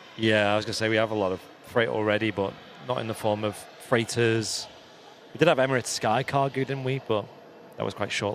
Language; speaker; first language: English; native; English